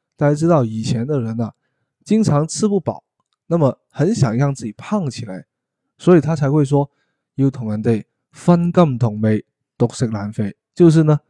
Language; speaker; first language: Chinese; non-native, local second language; Cantonese